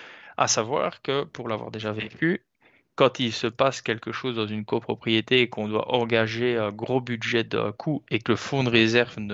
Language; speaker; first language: French; native; French